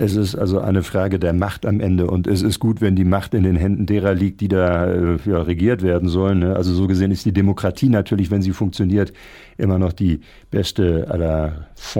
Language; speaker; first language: German; native; German